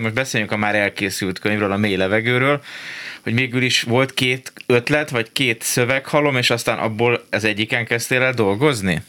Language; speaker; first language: Hungarian; native; Hungarian